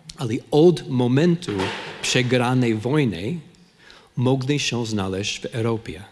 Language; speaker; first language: Polish; non-native, fluent; English